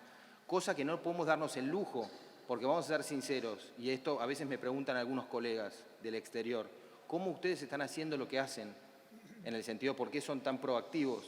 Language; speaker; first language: Spanish; native; Spanish